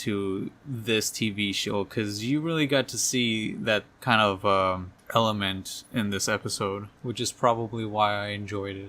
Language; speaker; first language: English; native; English